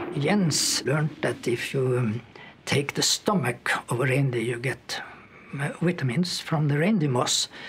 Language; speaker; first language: English; non-native, fluent; Norwegian